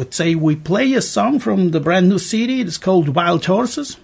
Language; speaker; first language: English; non-native, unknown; German